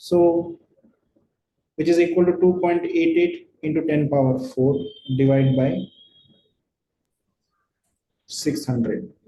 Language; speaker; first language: English; non-native, local second language; Hindi